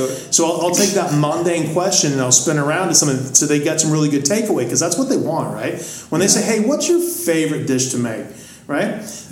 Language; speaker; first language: English; native; English